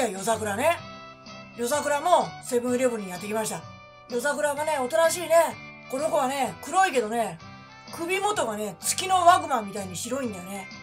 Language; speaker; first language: Japanese; native; Japanese